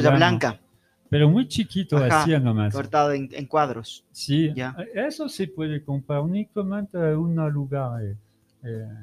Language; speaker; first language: Spanish; non-native, learner; French